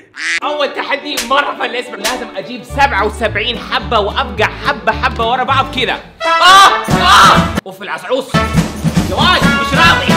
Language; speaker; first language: Arabic; native; Arabic